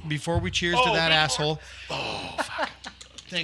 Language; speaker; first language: English; native; English